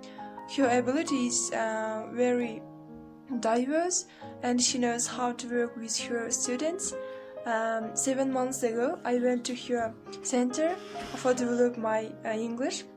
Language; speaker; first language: English; non-native, learner; Kyrgyz